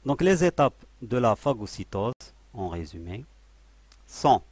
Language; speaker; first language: French; non-native, local second language; Arabic